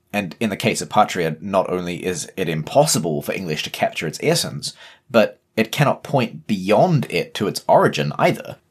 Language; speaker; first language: English; native; English